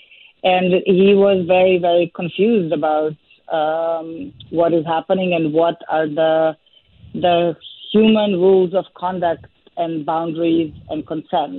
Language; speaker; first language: English; non-native, fluent; Serbian